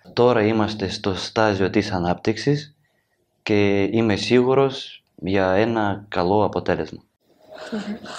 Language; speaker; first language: Greek; non-native, learner; Ukrainian